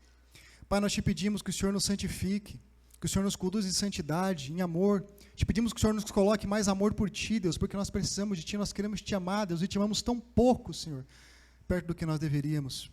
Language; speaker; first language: Portuguese; native; Portuguese